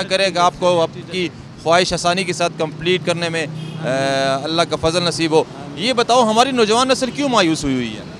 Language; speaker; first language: Urdu; native; Urdu